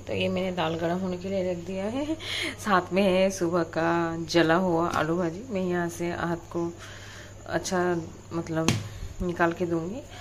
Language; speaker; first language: Hindi; non-native, local second language; Bangla